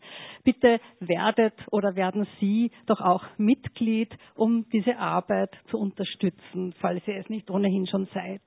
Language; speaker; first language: German; native; German